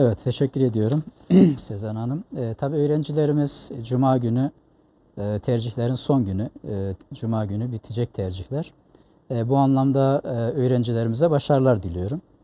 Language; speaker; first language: Turkish; native; Turkish